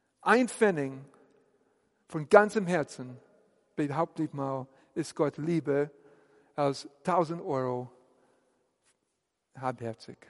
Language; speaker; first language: German; non-native, fluent; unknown